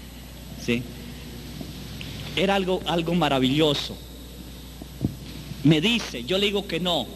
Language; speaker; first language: Spanish; native; Spanish